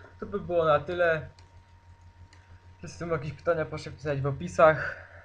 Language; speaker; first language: Polish; native; Polish